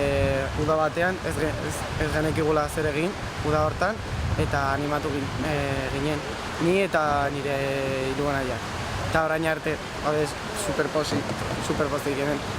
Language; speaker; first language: Basque; non-native, local second language; Spanish